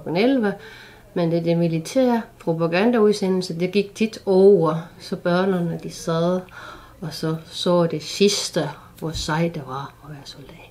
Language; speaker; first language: Danish; non-native, fluent; Estonian